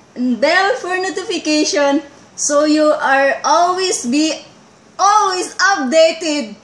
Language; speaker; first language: English; non-native, local second language; Cebuano